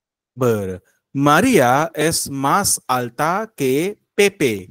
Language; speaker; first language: Spanish; non-native, fluent; Marathi